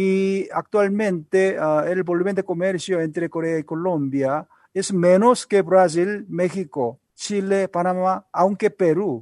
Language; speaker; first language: Spanish; non-native, learner; Korean